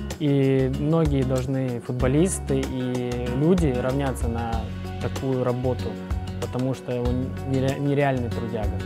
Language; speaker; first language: Russian; native; Russian